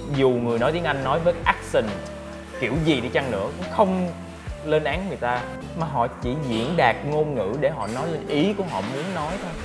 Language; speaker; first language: Vietnamese; native; Vietnamese